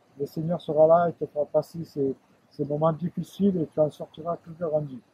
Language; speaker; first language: French; native; French